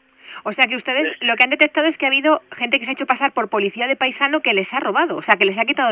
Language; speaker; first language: Spanish; native; Spanish